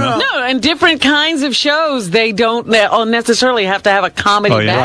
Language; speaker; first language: English; native; English